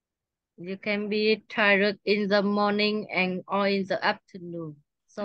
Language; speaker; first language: English; non-native, learner; Vietnamese